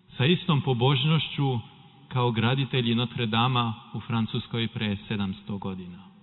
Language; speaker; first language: Serbian; non-native, fluent; French